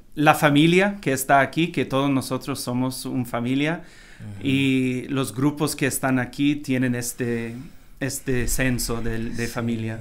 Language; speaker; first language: Spanish; non-native, learner; English